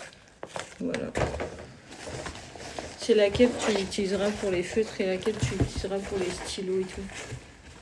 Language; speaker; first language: French; native; French